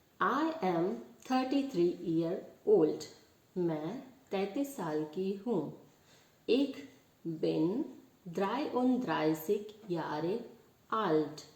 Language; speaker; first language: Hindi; native; Hindi